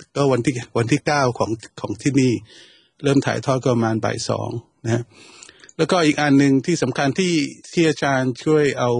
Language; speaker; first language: Thai; native; Thai